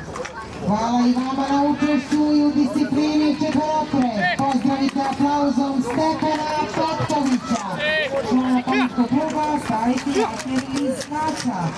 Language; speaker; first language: Bosnian; native; Bosnian